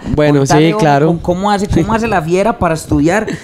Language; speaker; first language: Spanish; native; Spanish